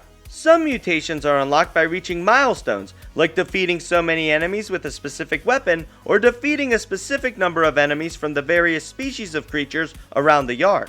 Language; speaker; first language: English; native; English